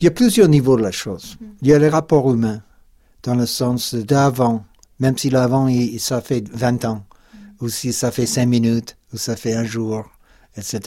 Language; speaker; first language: French; non-native, fluent; English